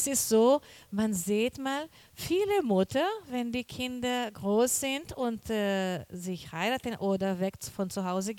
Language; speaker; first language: German; non-native, learner; Portuguese